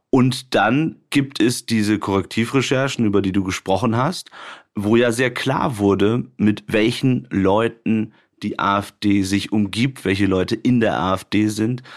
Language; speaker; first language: German; native; German